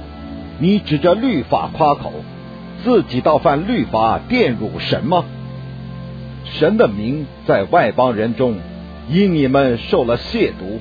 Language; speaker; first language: Chinese; native; Chinese